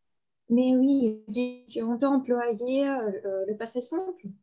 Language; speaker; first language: French; non-native, fluent; Russian